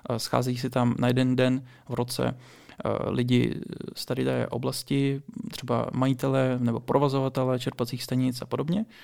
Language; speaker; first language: Czech; early bilingual, other home language; Russian